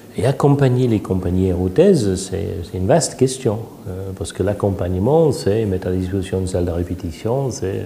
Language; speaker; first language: French; non-native, fluent; English